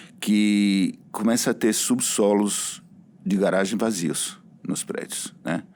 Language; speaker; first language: Portuguese; non-native, fluent; Italian